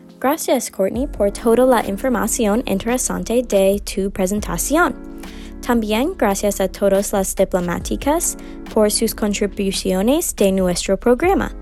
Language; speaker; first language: Spanish; non-native, learner; English